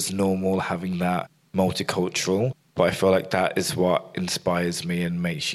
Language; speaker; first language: English; native; English